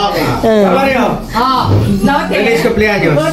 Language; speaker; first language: Spanish; non-native, fluent; Filipino